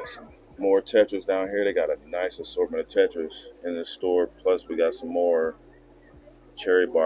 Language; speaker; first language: English; native; English